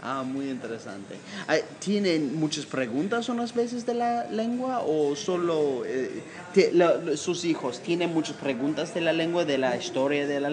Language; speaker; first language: Spanish; non-native, learner; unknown